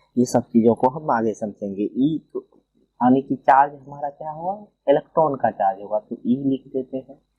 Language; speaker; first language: Hindi; native; Hindi